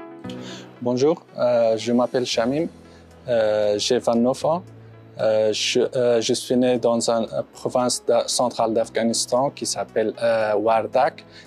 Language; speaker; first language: French; non-native, fluent; Persian